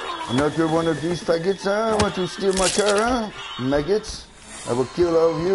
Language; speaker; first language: English; native; English